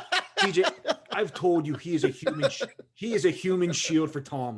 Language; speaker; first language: English; native; English